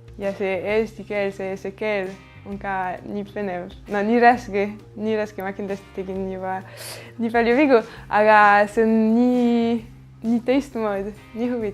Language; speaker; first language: Estonian; non-native, fluent; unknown